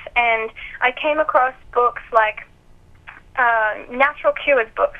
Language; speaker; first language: English; native; English